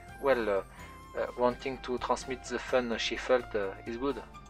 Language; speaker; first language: English; non-native, fluent; French